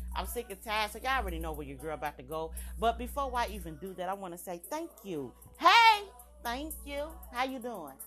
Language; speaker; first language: English; native; English